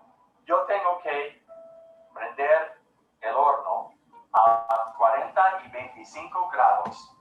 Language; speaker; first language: Spanish; non-native, learner; English